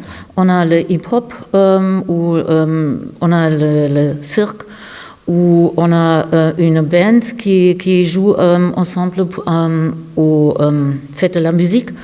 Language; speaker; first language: French; non-native, learner; German